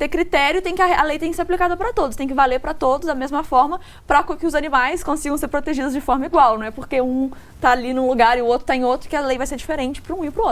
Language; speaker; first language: Portuguese; native; Portuguese